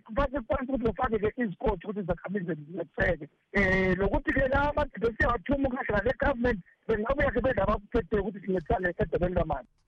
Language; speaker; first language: Zulu; native; Zulu